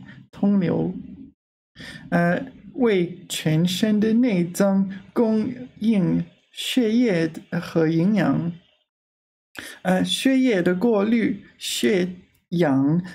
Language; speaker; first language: Chinese; non-native, learner; English